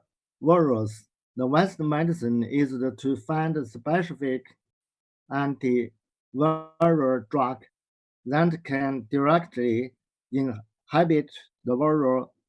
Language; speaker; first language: English; non-native, learner; Chinese